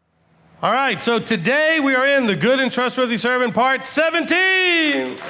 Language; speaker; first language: English; native; English